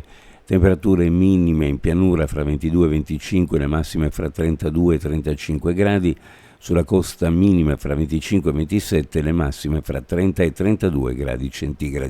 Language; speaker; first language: Italian; native; Italian